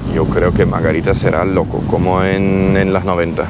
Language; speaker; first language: Spanish; non-native, fluent; German